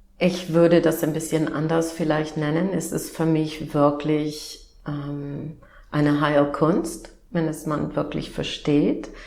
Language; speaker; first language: German; non-native, fluent; English